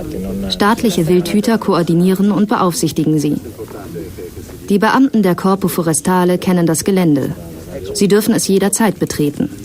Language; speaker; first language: German; native; German